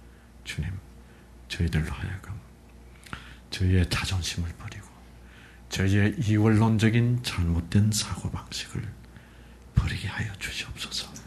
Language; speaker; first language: Korean; native; Korean